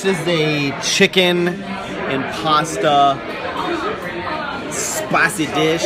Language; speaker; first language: English; native; English